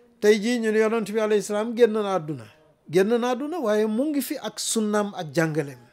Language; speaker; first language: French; non-native, local second language; Wolof